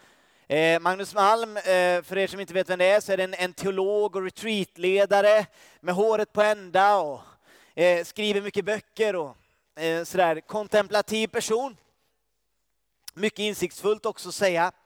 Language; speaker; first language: Swedish; native; Swedish